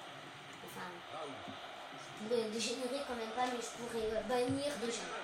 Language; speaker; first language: French; native; French